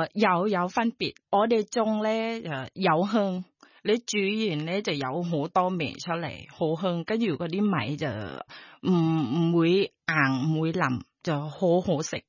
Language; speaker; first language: Cantonese; non-native, fluent; Thai